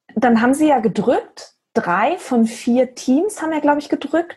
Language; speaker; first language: German; native; German